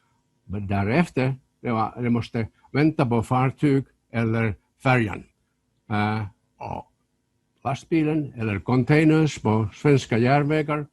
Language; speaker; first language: Swedish; non-native, local second language; Finnish